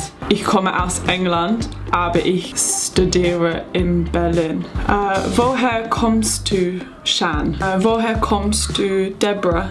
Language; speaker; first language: German; non-native, learner; English